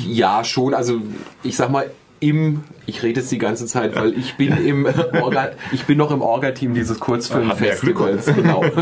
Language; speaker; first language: German; native; German